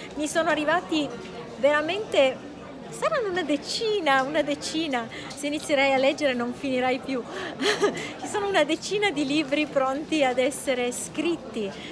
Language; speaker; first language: Italian; native; Italian